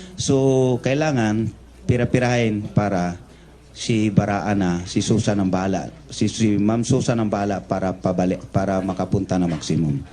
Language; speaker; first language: Filipino; non-native, local second language; Cebuano